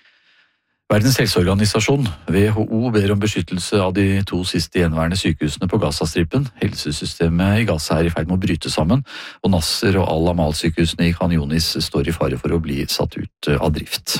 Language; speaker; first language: Norwegian; native; Norwegian